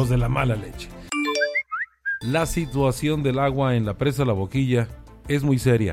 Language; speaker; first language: Spanish; native; Spanish